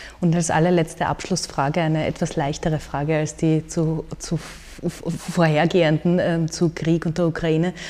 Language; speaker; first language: German; native; German